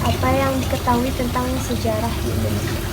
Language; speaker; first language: Indonesian; native; Indonesian